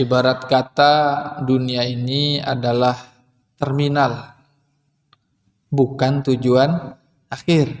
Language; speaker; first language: Indonesian; non-native, local second language; Banjar